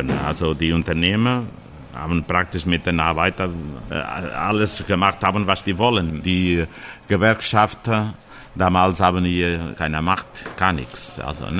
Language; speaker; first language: German; non-native, fluent; Portuguese